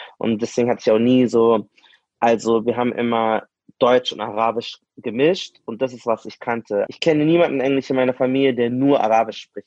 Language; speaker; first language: German; native; German